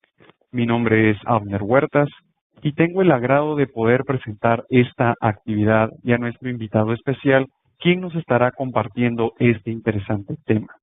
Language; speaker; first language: Spanish; native; Spanish